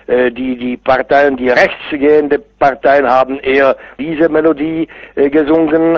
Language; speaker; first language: German; non-native, fluent; Czech